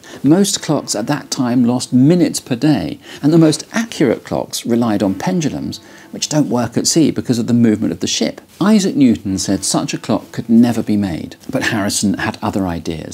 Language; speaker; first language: English; native; English